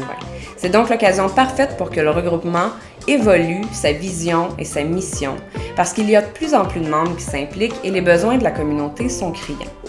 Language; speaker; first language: French; native; French